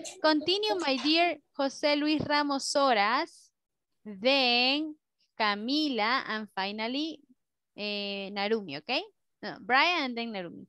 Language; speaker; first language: English; non-native, fluent; Spanish